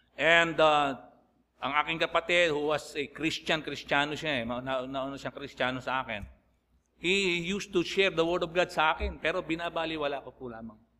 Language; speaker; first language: Filipino; native; Filipino